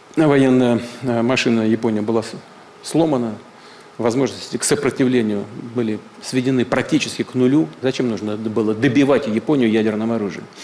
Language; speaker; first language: Russian; native; Russian